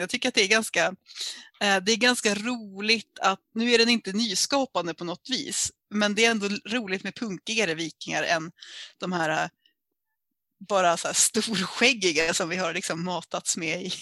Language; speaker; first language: Swedish; native; Swedish